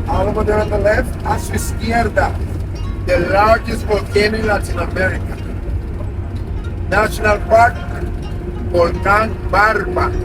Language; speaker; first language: English; non-native, local second language; Spanish